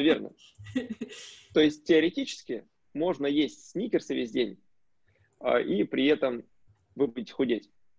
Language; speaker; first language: Russian; native; Russian